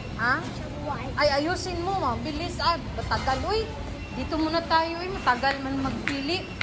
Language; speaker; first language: Filipino; non-native, local second language; Cebuano